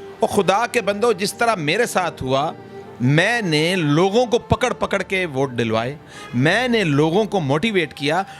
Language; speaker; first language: Urdu; non-native, local second language; Punjabi